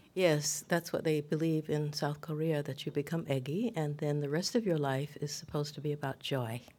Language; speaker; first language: English; native; English